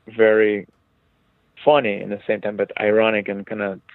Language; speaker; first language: English; non-native, fluent; Hebrew